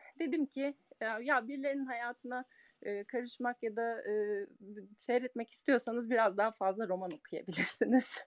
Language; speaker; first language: Turkish; early bilingual, heritage; Turkish